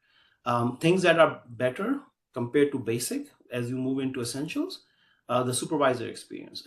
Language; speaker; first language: English; native; English